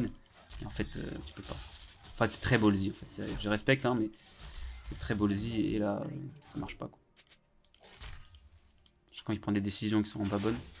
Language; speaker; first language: French; native; French